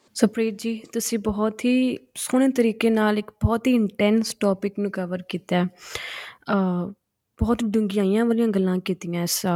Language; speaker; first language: Punjabi; early bilingual, heritage; Punjabi